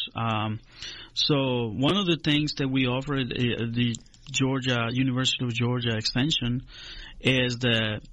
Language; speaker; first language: English; non-native, fluent; Spanish